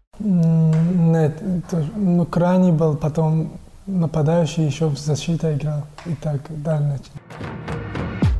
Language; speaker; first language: Russian; non-native, local second language; Tajik